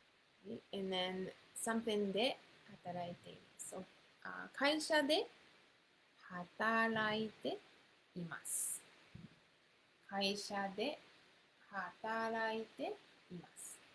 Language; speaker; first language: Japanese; non-native, fluent; English